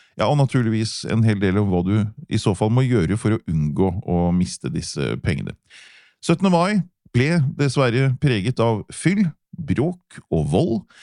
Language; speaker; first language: Norwegian; native; Norwegian